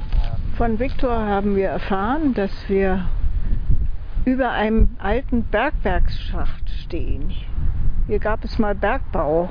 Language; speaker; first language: German; native; German